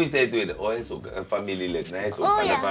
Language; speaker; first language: Dutch; native; Dutch